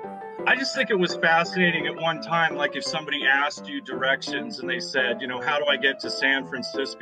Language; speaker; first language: English; native; English